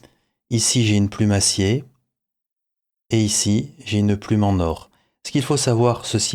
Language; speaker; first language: French; native; French